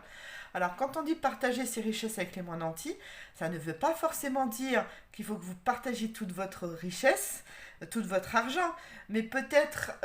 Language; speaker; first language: French; native; French